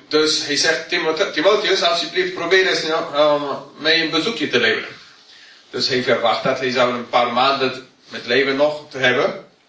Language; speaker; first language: Dutch; non-native, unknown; English